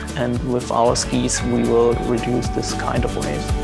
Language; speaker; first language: English; non-native, fluent; German